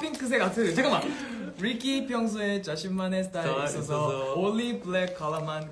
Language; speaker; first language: Korean; native; Korean